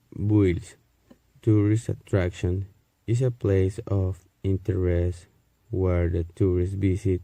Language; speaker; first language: English; non-native, learner; Spanish